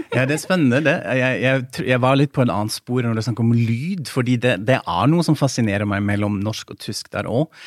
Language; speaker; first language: Norwegian; non-native, fluent; German